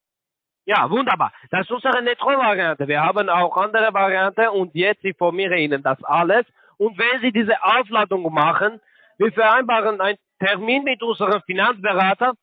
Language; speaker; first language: German; non-native, learner; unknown